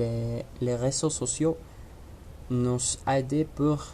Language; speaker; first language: French; non-native, learner; Spanish